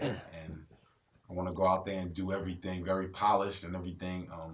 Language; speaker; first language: English; native; English